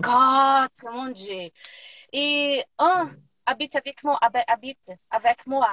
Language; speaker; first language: French; non-native, learner; Portuguese